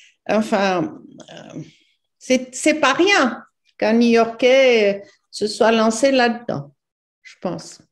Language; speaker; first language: French; non-native, fluent; Portuguese